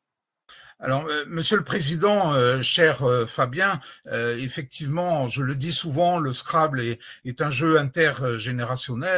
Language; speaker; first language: French; native; French